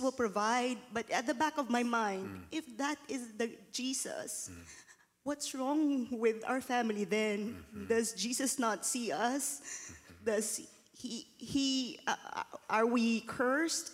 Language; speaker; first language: English; non-native, local second language; Filipino